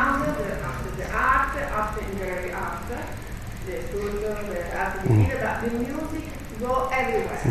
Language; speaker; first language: English; non-native, learner; Italian